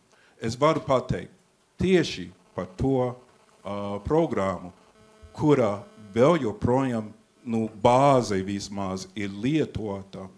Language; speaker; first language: Latvian; non-native, fluent; English